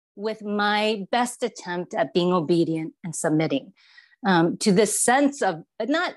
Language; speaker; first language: English; non-native, fluent; Chinese